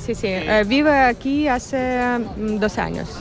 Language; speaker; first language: Spanish; non-native, learner; Ukrainian